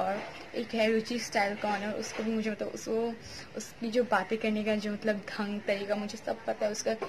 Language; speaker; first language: Hindi; non-native, local second language; Bangla